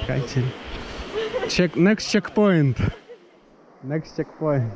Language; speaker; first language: English; non-native, learner; Russian